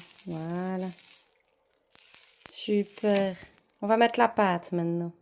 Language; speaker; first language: French; native; French